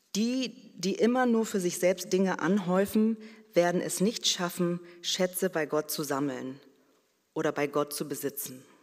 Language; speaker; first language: German; early bilingual, other home language; Korean